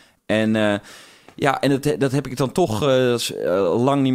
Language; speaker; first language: Dutch; native; Dutch